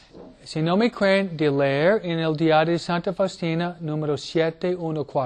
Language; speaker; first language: Spanish; non-native, fluent; English